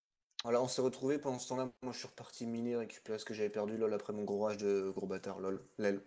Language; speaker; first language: French; native; French